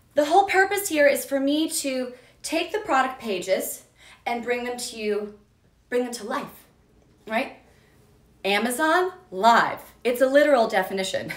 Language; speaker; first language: English; native; English